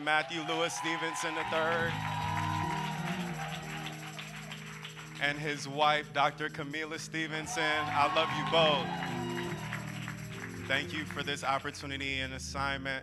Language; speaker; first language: English; native; English